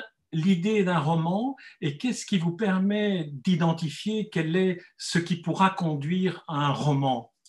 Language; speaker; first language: French; native; French